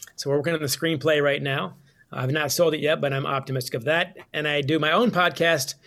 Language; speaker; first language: English; native; English